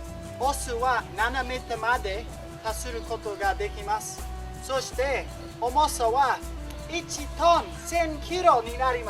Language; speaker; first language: Japanese; non-native, learner; English